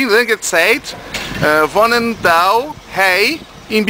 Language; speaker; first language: German; non-native, learner; Portuguese